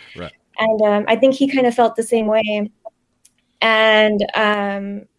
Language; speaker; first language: English; early bilingual, other home language; Spanish